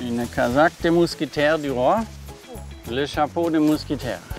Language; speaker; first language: French; non-native, learner; German